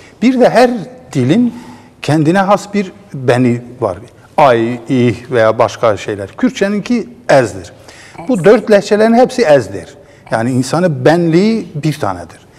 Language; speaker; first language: Turkish; non-native, local second language; Kurdish